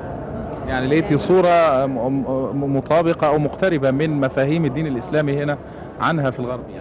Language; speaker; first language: Arabic; native; Arabic